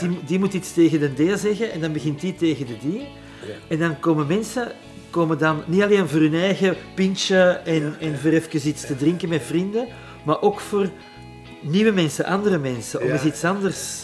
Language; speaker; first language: Dutch; native; Dutch